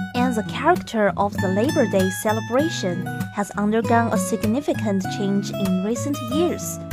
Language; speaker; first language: English; non-native, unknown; Chinese